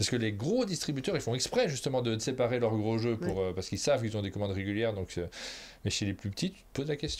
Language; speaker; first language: French; native; French